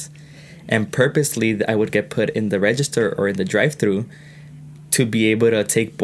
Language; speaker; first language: English; early bilingual, other home language; Spanish